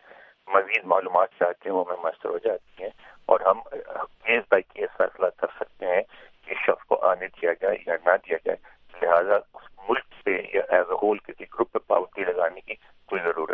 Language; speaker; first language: Urdu; native; Urdu